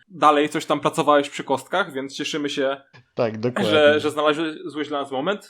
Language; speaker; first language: Polish; native; Polish